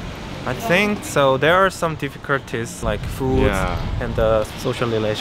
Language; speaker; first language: English; non-native, learner; Korean